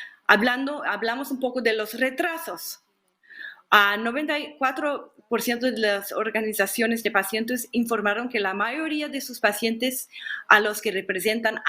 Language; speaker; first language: Spanish; non-native, fluent; English